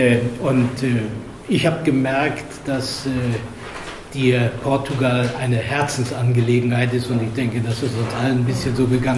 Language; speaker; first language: German; native; German